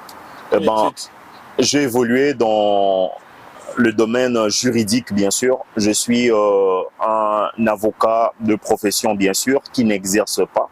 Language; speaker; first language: French; non-native, local second language; Lingala